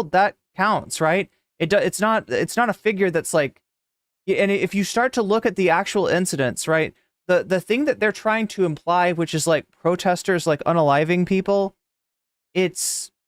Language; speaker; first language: English; native; English